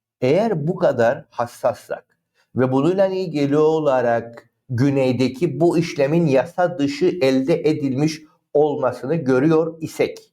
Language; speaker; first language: Turkish; native; Turkish